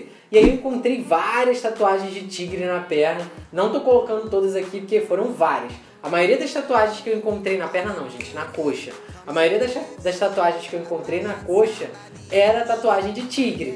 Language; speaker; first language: Portuguese; native; Portuguese